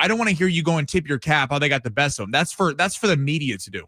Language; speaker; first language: English; native; English